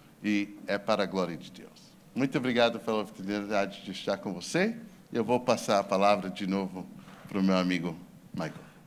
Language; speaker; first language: Portuguese; non-native, fluent; English